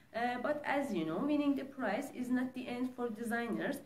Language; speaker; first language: English; non-native, fluent; Persian